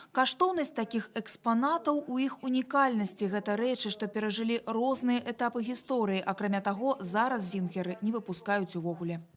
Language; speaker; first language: Belarusian; native; Belarusian